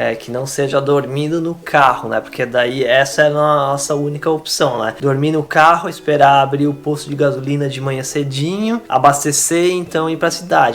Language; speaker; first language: Portuguese; native; Portuguese